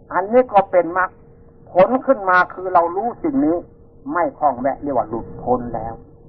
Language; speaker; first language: Thai; non-native, local second language; Northeastern Thai